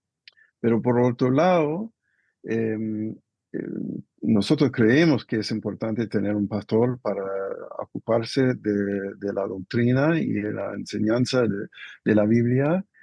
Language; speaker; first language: Spanish; non-native, fluent; English